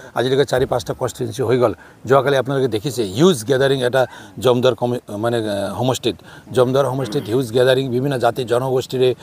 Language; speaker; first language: Assamese; non-native, local second language; Nepali